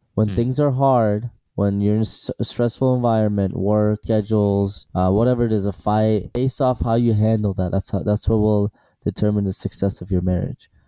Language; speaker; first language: English; early bilingual, other home language; Assyrian Neo-Aramaic